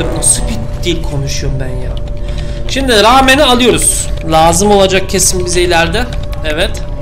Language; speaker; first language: Turkish; early bilingual, heritage; Turkish